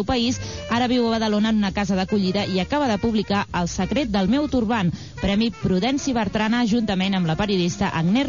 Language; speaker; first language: Catalan; native; Catalan